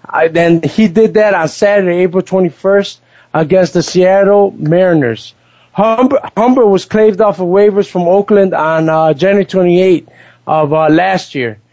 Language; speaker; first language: English; early bilingual, other home language; Spanish